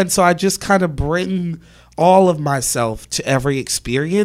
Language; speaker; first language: English; native; English